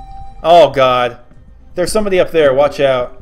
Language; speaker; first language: English; native; English